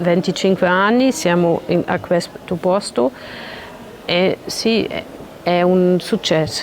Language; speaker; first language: Italian; non-native, learner; German